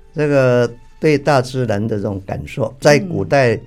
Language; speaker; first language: Chinese; native; Chinese